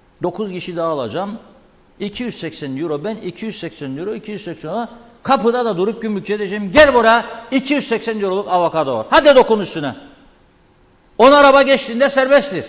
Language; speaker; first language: Turkish; native; Turkish